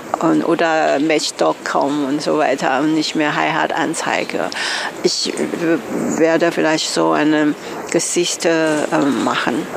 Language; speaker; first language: German; non-native, learner; Chinese